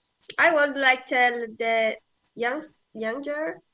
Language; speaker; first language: English; non-native, learner; Italian